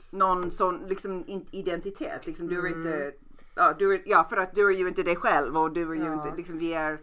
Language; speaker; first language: Swedish; non-native, fluent; English